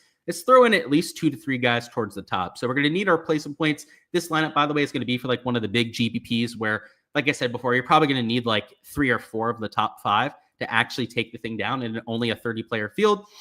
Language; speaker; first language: English; native; English